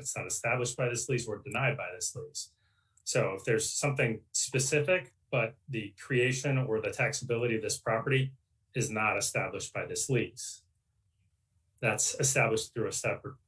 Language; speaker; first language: English; native; English